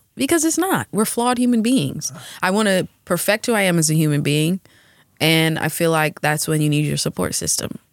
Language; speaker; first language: English; native; English